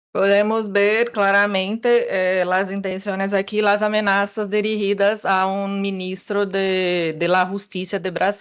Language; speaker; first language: Spanish; non-native, fluent; Portuguese